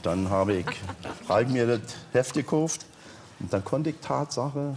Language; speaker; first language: German; native; German